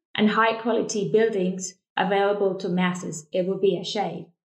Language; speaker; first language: English; non-native, fluent; Estonian